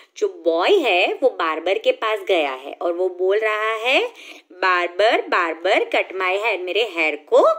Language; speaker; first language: Hindi; non-native, local second language; Gujarati